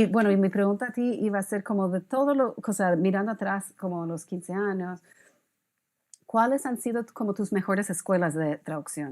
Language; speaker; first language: Spanish; non-native, fluent; English